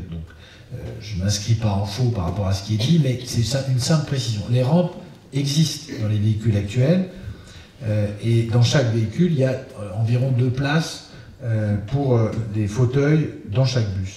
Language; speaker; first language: French; native; French